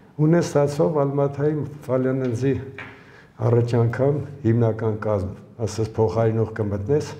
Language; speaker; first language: Armenian; early bilingual, other home language; Ukrainian